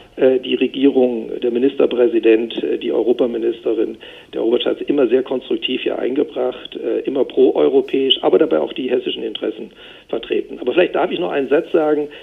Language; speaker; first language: German; native; German